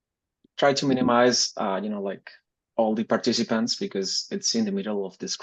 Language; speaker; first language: English; non-native, fluent; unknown